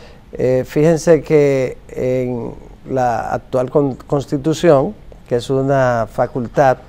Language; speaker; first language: Spanish; native; Spanish